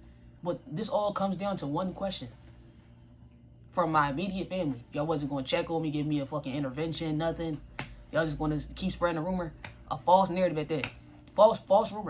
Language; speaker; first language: English; native; English